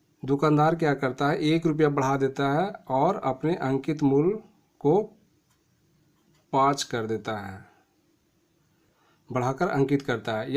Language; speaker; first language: Hindi; native; Hindi